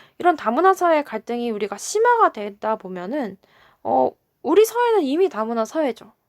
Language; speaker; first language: Korean; native; Korean